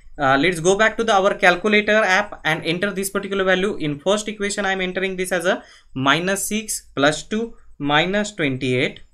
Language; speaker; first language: English; non-native, local second language; Marathi